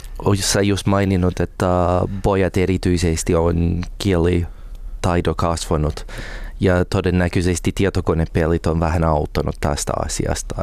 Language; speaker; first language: Finnish; non-native, learner; English